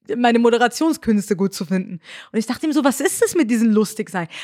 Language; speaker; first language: German; early bilingual, other home language; Persian